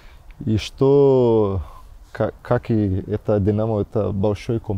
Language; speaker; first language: Russian; non-native, learner; Portuguese